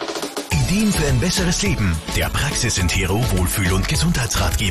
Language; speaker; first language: German; native; German